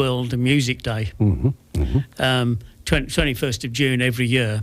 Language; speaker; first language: English; native; English